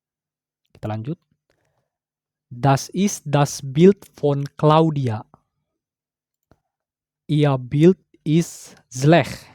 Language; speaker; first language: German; non-native, fluent; Indonesian